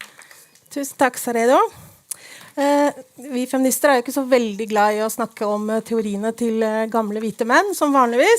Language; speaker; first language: Norwegian; native; Norwegian